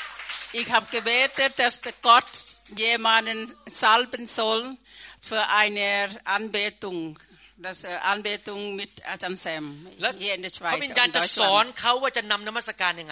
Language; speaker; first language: German; non-native, learner; Thai